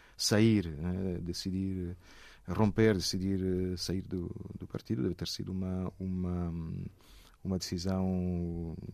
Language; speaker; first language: Portuguese; non-native, fluent; Italian